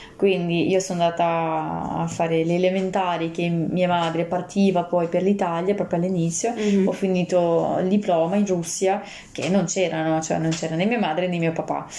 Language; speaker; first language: Italian; non-native, fluent; Russian